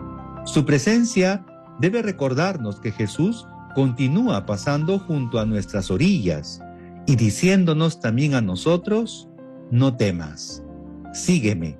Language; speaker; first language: Spanish; native; Spanish